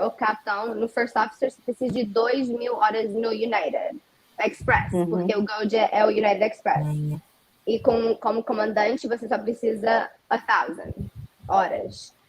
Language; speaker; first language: Portuguese; early bilingual, heritage; Portuguese